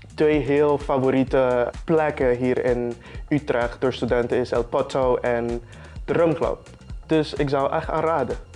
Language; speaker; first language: Dutch; non-native, local second language; Papiamento